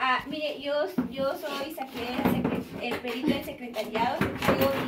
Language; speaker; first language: Spanish; non-native, local second language; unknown